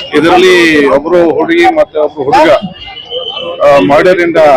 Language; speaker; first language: Kannada; non-native, fluent; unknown